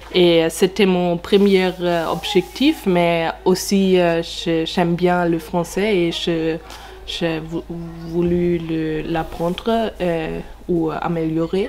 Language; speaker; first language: French; non-native, learner; German